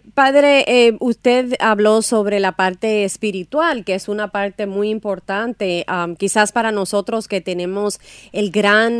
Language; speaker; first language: Spanish; non-native, learner; English